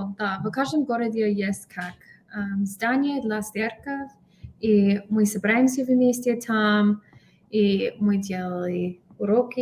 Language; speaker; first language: Russian; non-native, learner; English